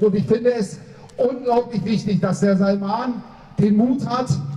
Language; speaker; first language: German; native; German